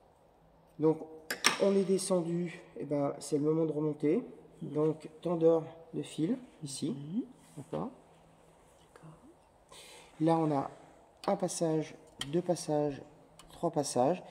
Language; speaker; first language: French; native; French